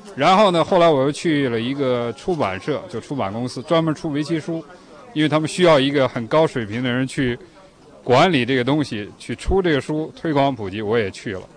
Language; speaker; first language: Chinese; native; Chinese